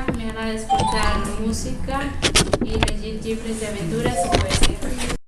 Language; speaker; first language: Catalan; non-native, learner; Spanish